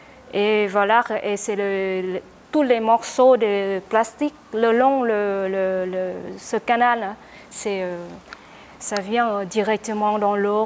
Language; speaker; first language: French; non-native, learner; Vietnamese